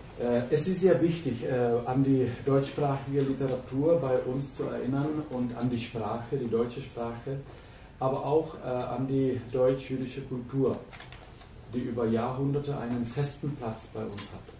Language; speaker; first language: German; early bilingual, heritage; German